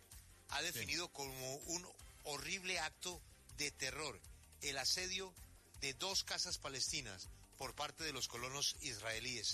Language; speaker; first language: Spanish; native; Spanish